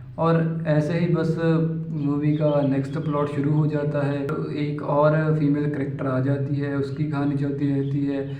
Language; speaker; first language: Hindi; native; Hindi